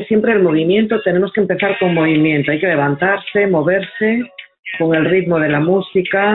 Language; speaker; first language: Spanish; native; Spanish